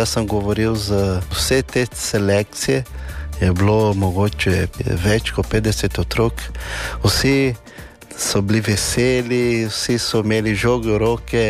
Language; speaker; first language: Slovenian; non-native, learner; Portuguese